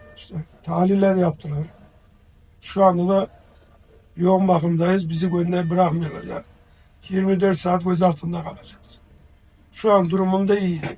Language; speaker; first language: Turkish; native; Turkish